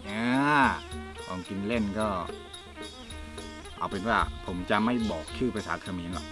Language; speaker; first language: Thai; non-native, local second language; Khmer